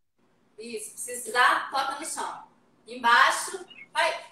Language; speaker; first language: Portuguese; native; Portuguese